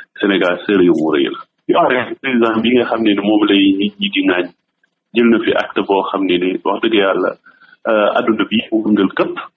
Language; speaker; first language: Wolof; non-native, local second language; Fula